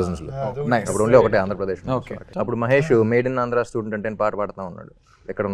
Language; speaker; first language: Telugu; native; Telugu